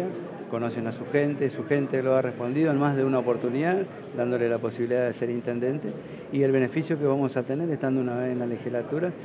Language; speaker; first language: Spanish; native; Spanish